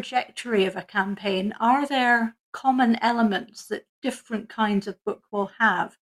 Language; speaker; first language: English; native; English